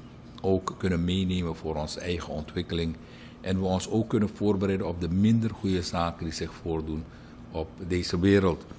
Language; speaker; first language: Dutch; native; Dutch